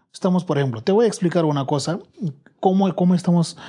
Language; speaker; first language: Spanish; non-native, fluent; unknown